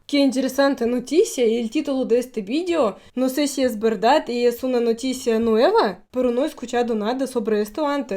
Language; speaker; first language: Spanish; non-native, learner; Russian